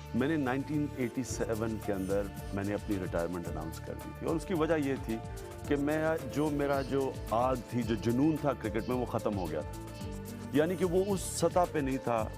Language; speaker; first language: Urdu; native; Urdu